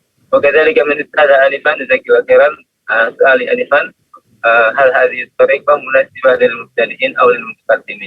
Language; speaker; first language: Arabic; non-native, fluent; Indonesian